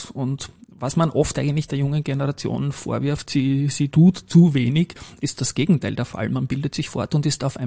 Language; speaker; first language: German; native; German